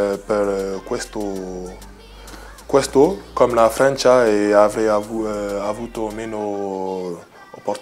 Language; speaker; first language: Italian; non-native, learner; French